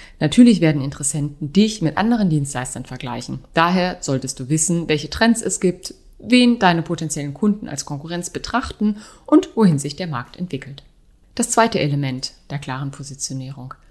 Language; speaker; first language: German; native; German